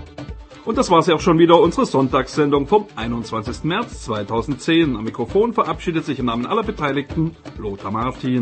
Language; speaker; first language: German; native; German